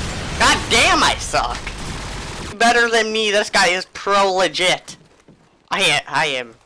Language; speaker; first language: English; native; English